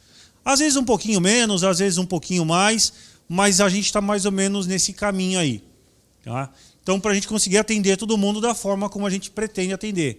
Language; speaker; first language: Portuguese; native; Portuguese